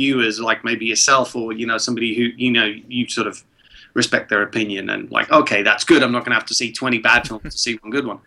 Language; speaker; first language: English; early bilingual, other home language; Czech